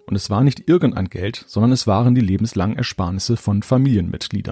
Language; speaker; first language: German; native; German